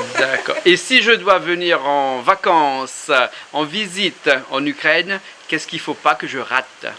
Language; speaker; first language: French; native; French